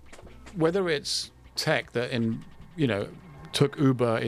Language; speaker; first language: English; native; English